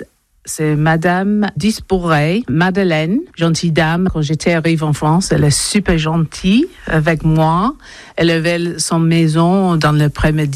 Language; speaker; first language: French; non-native, learner; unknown